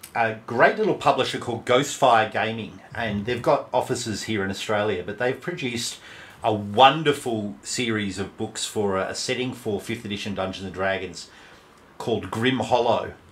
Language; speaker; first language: English; native; English